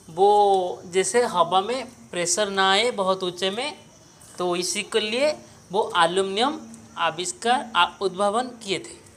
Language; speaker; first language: Hindi; non-native, local second language; Odia